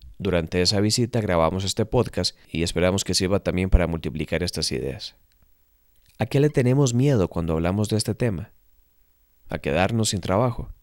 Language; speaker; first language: Spanish; native; Spanish